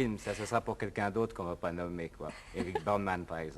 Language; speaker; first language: French; native; French